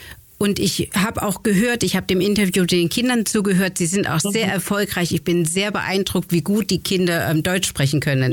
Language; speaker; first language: German; native; German